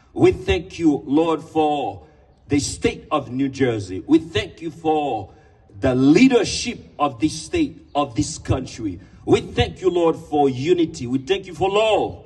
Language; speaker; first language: English; non-native, fluent; Haitian Creole